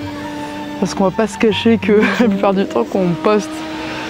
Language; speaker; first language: French; native; French